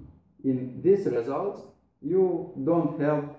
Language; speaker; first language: English; non-native, learner; Romanian